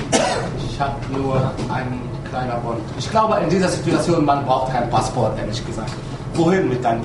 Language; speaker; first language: German; non-native, fluent; Arabic